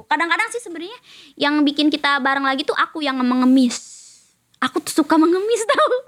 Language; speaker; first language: Indonesian; native; Indonesian